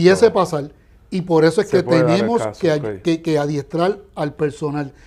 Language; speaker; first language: Spanish; native; Spanish